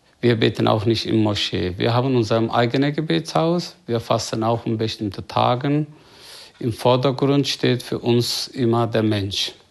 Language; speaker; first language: German; non-native, fluent; Turkish